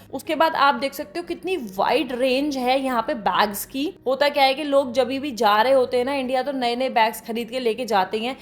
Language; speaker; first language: Hindi; native; Hindi